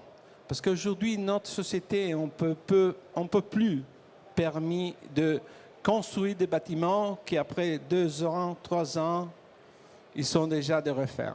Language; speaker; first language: French; non-native, learner; Italian